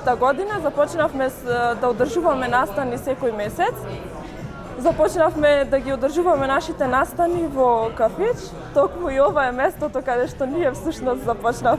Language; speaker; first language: Macedonian; non-native, local second language; Albanian